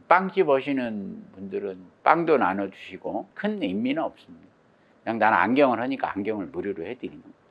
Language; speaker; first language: Korean; native; Korean